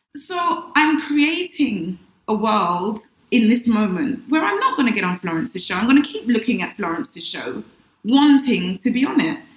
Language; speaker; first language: English; native; English